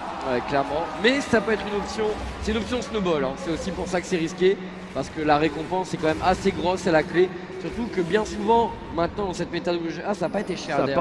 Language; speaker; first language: French; native; French